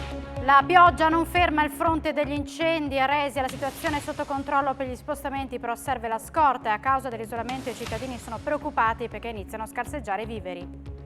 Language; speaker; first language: Italian; native; Italian